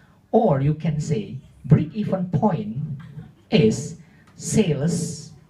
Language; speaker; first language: English; non-native, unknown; Indonesian